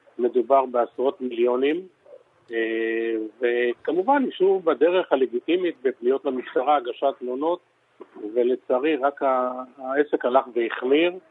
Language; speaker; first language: Hebrew; native; Hebrew